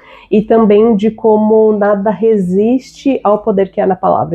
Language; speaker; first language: Portuguese; native; Portuguese